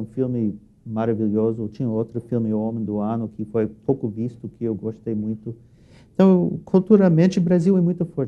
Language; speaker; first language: Portuguese; non-native, fluent; English